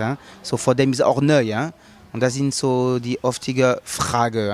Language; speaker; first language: German; non-native, learner; French